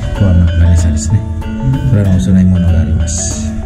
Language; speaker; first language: Japanese; non-native, fluent; Indonesian